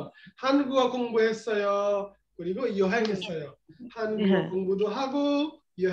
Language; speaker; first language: Korean; non-native, learner; Bangla